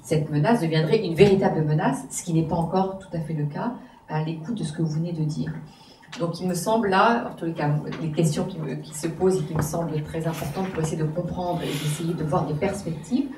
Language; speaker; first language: French; native; French